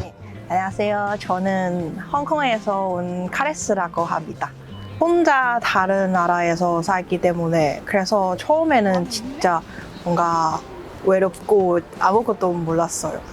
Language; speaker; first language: Korean; non-native, learner; Cantonese